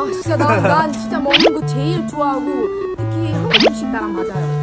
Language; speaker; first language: Korean; non-native, fluent; Arabic